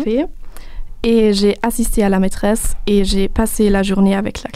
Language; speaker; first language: French; non-native, fluent; German